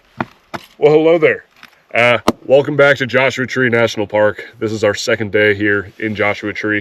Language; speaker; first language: English; native; English